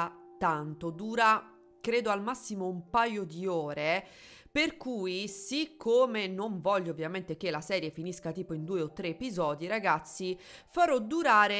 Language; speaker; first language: Italian; native; Italian